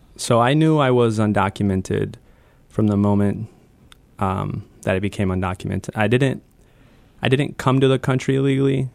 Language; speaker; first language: English; early bilingual, other home language; Spanish